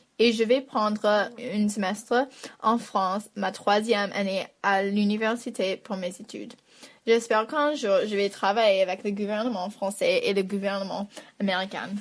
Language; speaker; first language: French; non-native, fluent; English